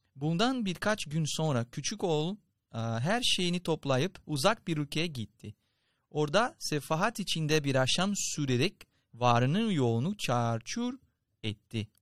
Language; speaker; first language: Turkish; non-native, fluent; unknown